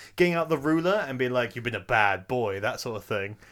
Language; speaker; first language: English; native; English